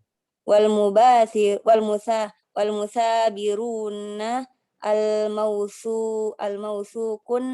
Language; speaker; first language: Arabic; non-native, learner; Indonesian